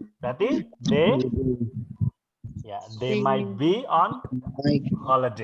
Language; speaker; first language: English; non-native, fluent; Indonesian